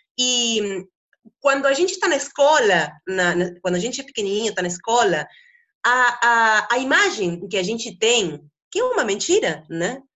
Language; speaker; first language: Portuguese; non-native, fluent; Spanish